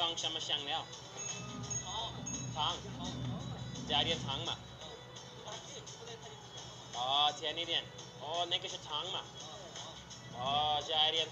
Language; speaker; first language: Chinese; non-native, learner; English